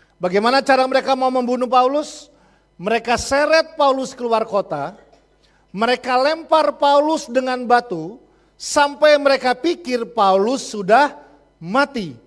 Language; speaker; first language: Indonesian; native; Indonesian